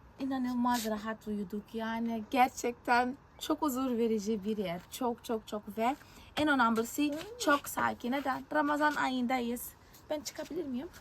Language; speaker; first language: Turkish; non-native, fluent; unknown